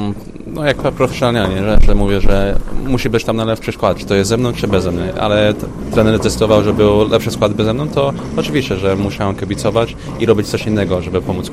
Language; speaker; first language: Polish; early bilingual, heritage; Polish